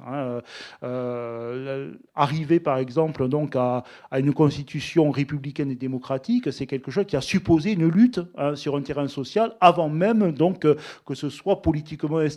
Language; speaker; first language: French; native; French